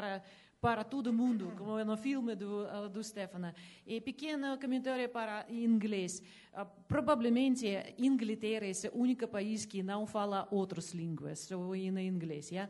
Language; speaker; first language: Portuguese; non-native, learner; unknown